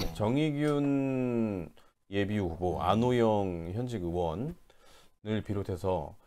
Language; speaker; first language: Korean; native; Korean